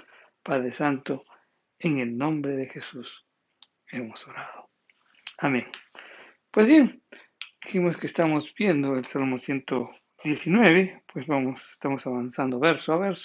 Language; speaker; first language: Spanish; native; Spanish